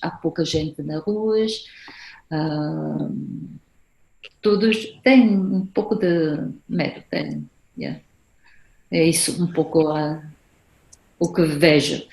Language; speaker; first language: Portuguese; non-native, fluent; Spanish